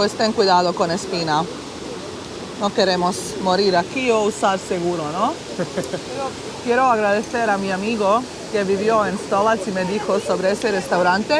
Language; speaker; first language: Spanish; non-native, fluent; Bosnian